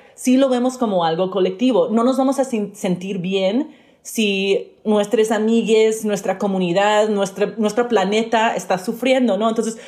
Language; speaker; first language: Spanish; early bilingual, heritage; Spanish